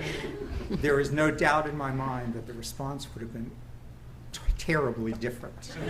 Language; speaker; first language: English; native; English